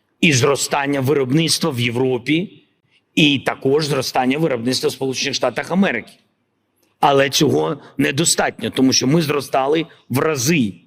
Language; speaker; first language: Ukrainian; non-native, local second language; Russian